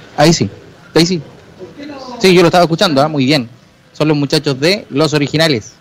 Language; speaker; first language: Spanish; native; Spanish